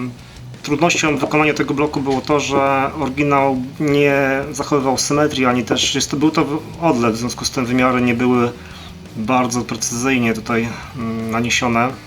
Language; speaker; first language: Polish; native; Polish